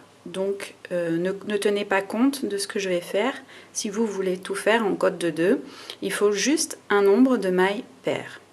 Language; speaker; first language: French; native; French